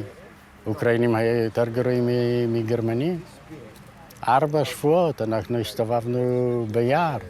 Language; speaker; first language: Hebrew; non-native, fluent; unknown